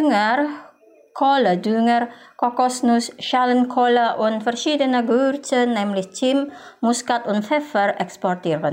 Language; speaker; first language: German; non-native, fluent; Indonesian